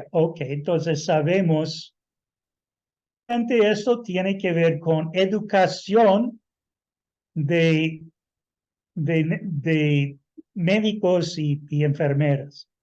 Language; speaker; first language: Spanish; non-native, fluent; English